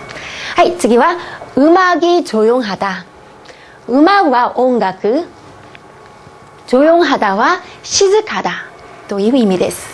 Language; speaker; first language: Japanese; non-native, fluent; Korean